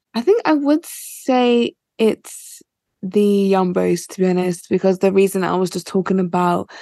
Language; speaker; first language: English; native; English